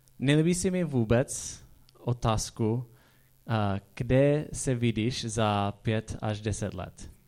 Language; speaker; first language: Czech; non-native, fluent; English